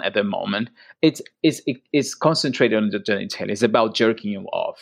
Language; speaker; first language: English; non-native, fluent; Portuguese